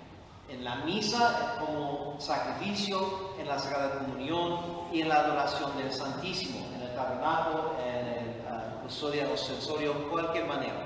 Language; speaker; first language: Spanish; non-native, fluent; English